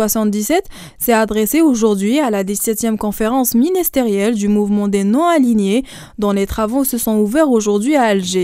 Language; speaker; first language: French; non-native, local second language; Arabic